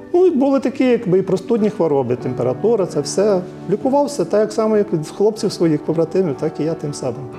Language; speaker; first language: Ukrainian; native; Ukrainian